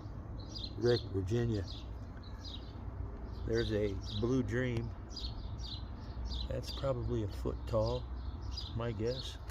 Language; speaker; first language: English; native; English